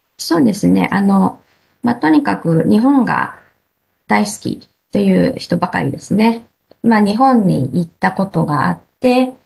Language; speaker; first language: Japanese; native; Japanese